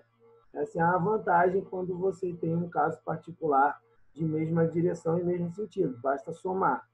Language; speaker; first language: Portuguese; native; Portuguese